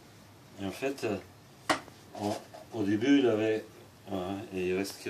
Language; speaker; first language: French; non-native, fluent; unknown